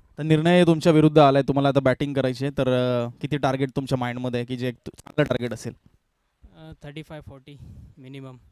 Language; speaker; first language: Marathi; native; Marathi